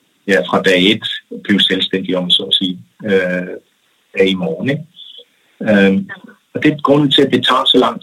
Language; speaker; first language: Danish; non-native, local second language; Kalaallisut